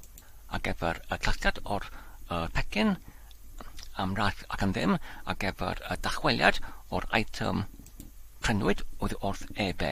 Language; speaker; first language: Welsh; non-native, learner; English